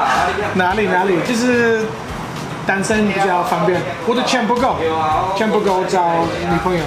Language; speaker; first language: Chinese; non-native, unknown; English